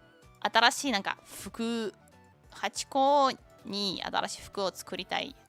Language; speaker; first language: Japanese; non-native, learner; Russian